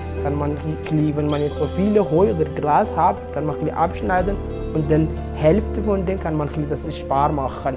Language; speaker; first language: German; non-native, fluent; Somali